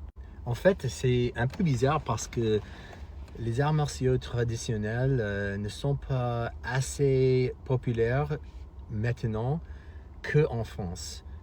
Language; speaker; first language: French; non-native, fluent; English